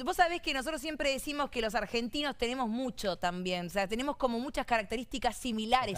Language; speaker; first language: Spanish; native; Spanish